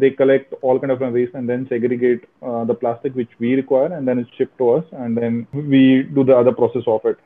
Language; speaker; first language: English; non-native, local second language; Kashmiri